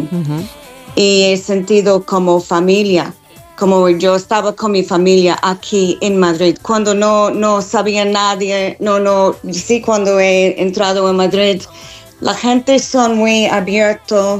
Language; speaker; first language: Spanish; non-native, fluent; English